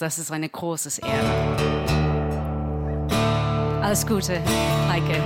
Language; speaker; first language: German; non-native, learner; English